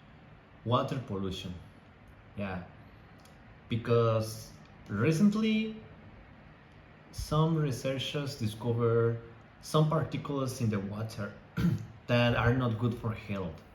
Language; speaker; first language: English; non-native, learner; Spanish